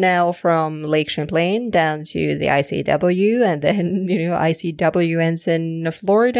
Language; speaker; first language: English; native; English